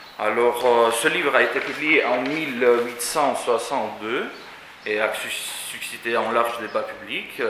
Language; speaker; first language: French; non-native, fluent; Russian